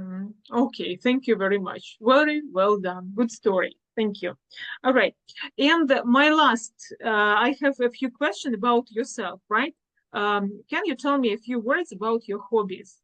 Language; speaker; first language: English; non-native, fluent; Russian